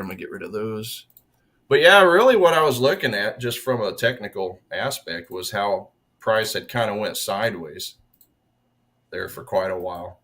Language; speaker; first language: English; native; English